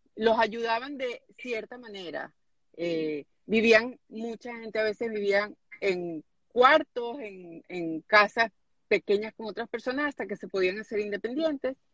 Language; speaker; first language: Spanish; native; Spanish